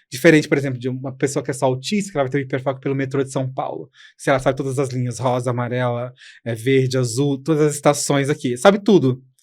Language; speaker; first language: Portuguese; native; Portuguese